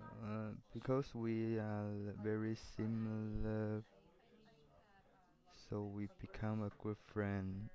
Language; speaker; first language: English; non-native, learner; Chinese